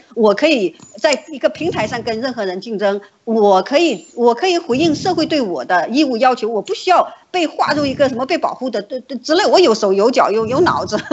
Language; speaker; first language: Chinese; native; Chinese